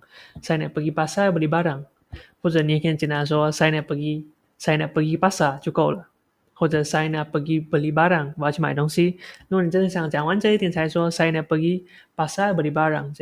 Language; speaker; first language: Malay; non-native, local second language; Chinese